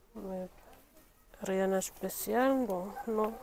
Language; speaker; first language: French; non-native, learner; Indonesian